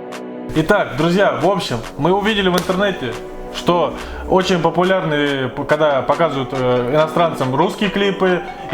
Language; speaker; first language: Russian; native; Russian